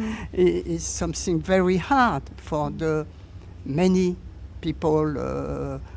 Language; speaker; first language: English; non-native, learner; French